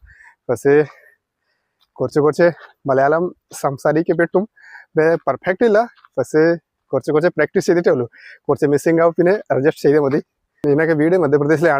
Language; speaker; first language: Malayalam; non-native, local second language; Hindi